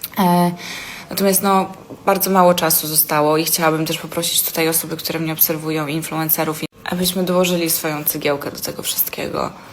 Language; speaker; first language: Polish; native; Polish